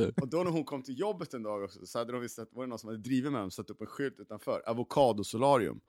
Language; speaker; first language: Swedish; native; Swedish